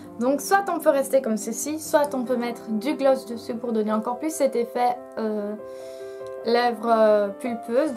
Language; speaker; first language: French; native; French